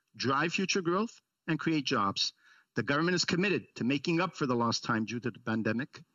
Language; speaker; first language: English; early bilingual, other home language; Italian